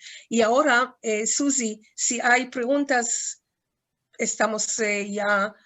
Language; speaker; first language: Spanish; non-native, fluent; Hebrew